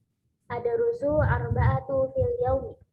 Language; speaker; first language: Arabic; non-native, learner; Indonesian